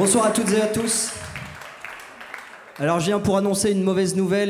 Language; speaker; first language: French; native; French